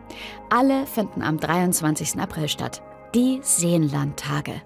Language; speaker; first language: German; native; German